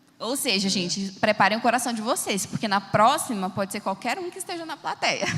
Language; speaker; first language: Portuguese; native; Portuguese